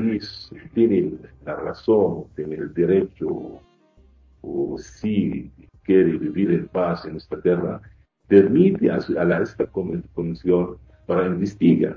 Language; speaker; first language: Spanish; non-native, fluent; Arabic